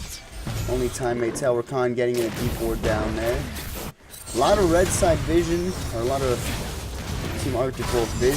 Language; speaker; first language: English; native; English